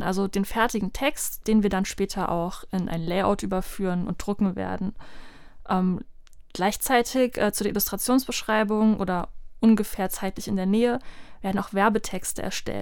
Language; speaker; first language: German; native; German